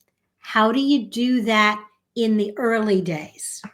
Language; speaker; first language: English; native; English